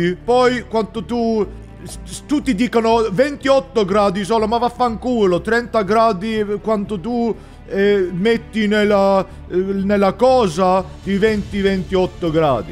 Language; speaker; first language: Italian; non-native, learner; English